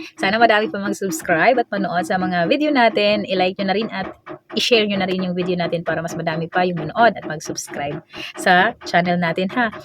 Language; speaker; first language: Filipino; non-native, local second language; Waray